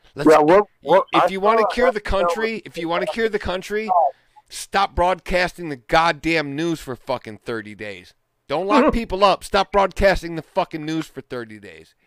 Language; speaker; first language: English; native; English